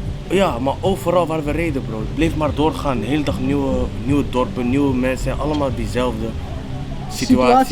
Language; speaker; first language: Dutch; native; Dutch